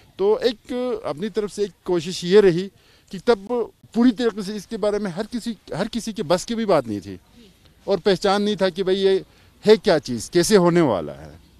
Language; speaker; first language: Hindi; non-native, local second language; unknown